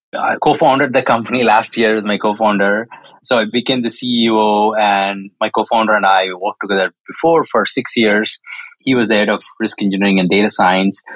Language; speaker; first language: English; non-native, local second language; Tamil